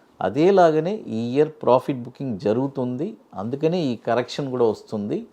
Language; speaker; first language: Telugu; native; Telugu